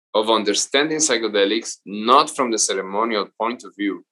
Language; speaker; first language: English; non-native, fluent; Spanish